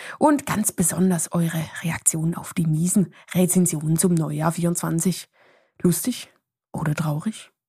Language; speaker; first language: German; native; German